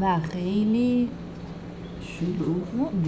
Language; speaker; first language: Persian; non-native, learner; Italian